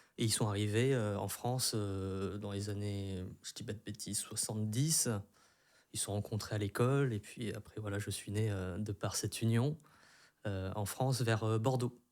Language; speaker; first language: French; early bilingual, other home language; Vietnamese